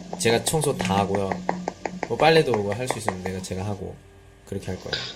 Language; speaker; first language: Korean; native; Korean